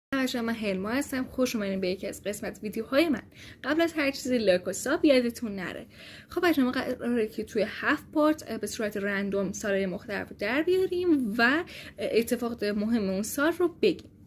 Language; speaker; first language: Persian; native; Persian